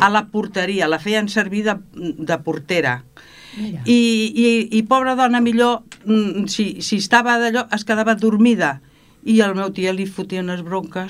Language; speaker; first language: Catalan; native; Catalan